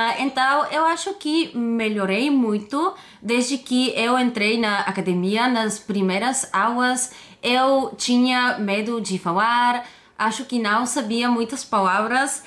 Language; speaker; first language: Portuguese; non-native, fluent; Bulgarian